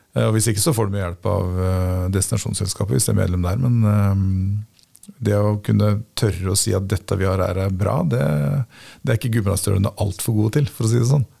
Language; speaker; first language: Norwegian; native; Norwegian